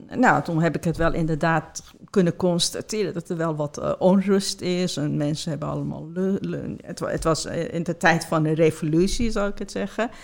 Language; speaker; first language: Dutch; non-native, fluent; Persian